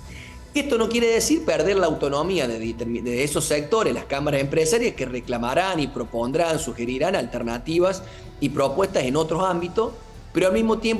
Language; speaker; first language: Spanish; native; Spanish